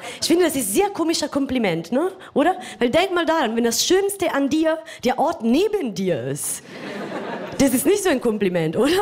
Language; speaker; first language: German; non-native, fluent; Italian